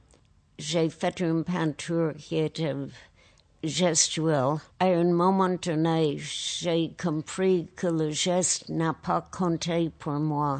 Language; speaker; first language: French; non-native, fluent; English